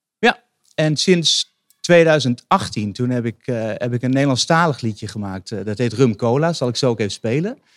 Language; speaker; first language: Dutch; native; Dutch